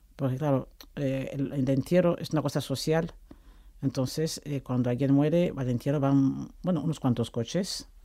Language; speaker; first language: Spanish; non-native, fluent; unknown